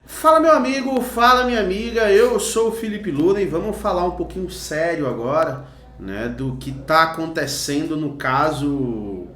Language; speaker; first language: Portuguese; native; Portuguese